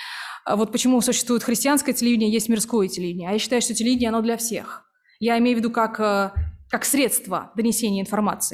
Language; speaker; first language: Russian; native; Russian